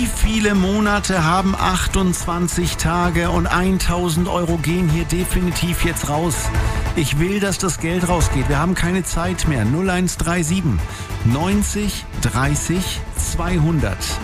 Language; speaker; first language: German; native; German